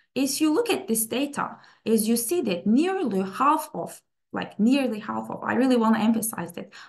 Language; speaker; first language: English; non-native, fluent; Turkish